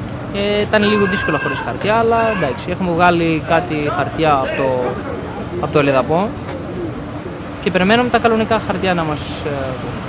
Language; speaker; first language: Greek; non-native, fluent; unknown